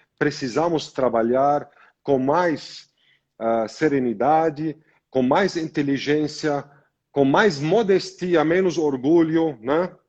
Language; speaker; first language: Portuguese; non-native, fluent; Arabic